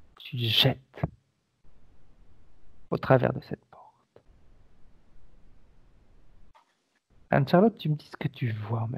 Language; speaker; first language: French; native; French